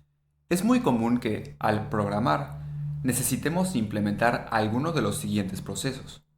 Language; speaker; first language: Spanish; native; Spanish